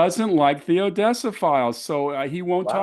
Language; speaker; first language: English; native; English